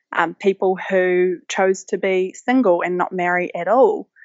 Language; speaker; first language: English; native; English